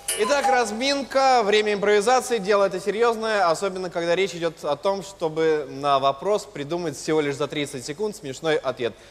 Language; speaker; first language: Russian; native; Russian